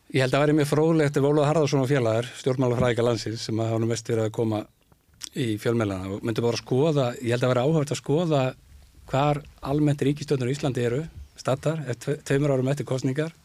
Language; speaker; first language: Icelandic; native; Icelandic